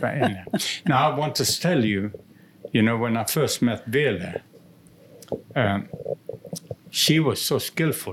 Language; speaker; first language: English; non-native, fluent; Swedish